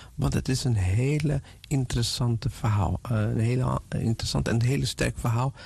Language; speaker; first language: Dutch; non-native, fluent; Portuguese